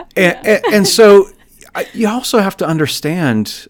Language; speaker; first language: English; native; English